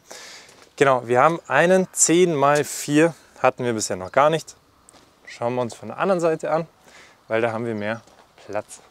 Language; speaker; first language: German; native; German